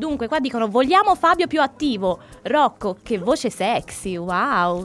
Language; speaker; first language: Italian; native; Italian